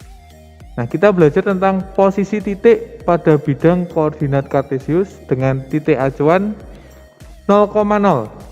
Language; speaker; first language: Indonesian; native; Indonesian